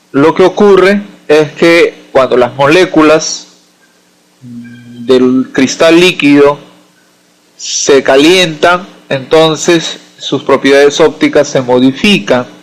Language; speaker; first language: Spanish; native; Spanish